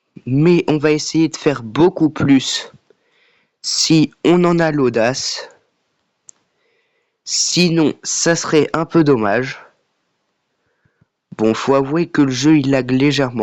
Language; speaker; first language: French; native; French